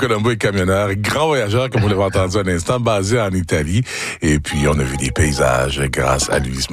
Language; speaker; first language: French; native; French